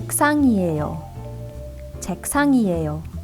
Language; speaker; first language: Korean; non-native, fluent; English